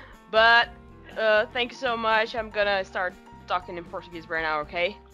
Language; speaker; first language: English; non-native, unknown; Portuguese